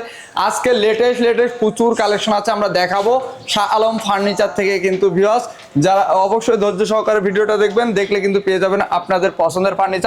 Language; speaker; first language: Bangla; native; Bangla